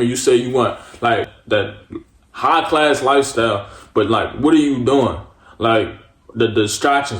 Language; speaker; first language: English; native; English